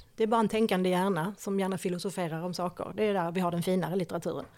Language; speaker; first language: Swedish; native; Swedish